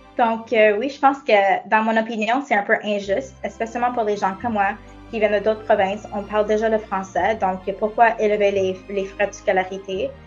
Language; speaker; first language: French; non-native, local second language; English